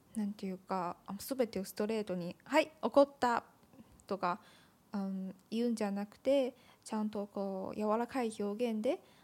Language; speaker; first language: Japanese; non-native, fluent; Chinese